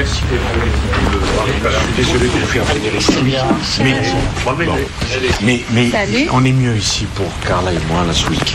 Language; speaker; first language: French; native; French